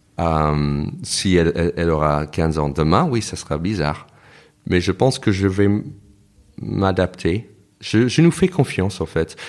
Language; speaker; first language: French; non-native, fluent; English